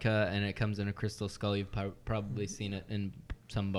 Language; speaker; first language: English; native; English